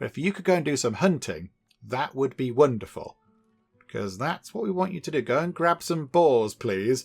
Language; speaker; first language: English; native; English